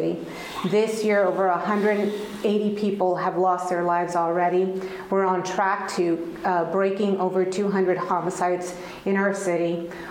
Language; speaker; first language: English; early bilingual, other home language; Spanish